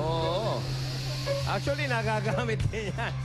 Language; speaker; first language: Filipino; native; Filipino